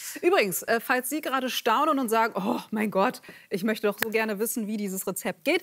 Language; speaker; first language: German; native; German